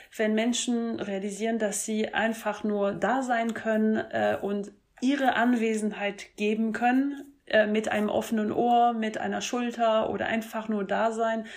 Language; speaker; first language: German; non-native, fluent; French